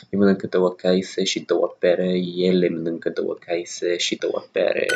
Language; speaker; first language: Romanian; non-native, learner; English